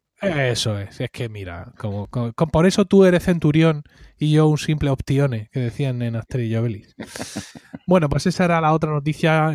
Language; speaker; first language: Spanish; native; Spanish